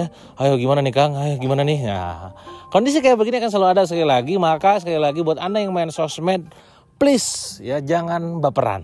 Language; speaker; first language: Indonesian; native; Indonesian